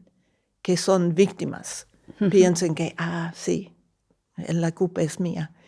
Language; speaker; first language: Spanish; non-native, fluent; English